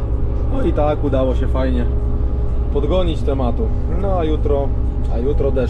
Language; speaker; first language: Polish; native; Polish